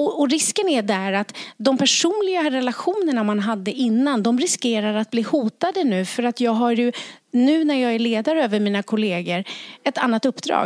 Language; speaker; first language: Swedish; native; Swedish